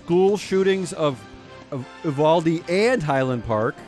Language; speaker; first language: English; native; English